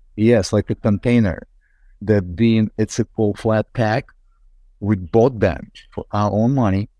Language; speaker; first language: English; non-native, fluent; Ukrainian